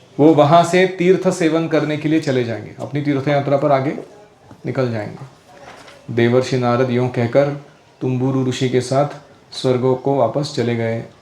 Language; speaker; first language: Hindi; non-native, local second language; Marathi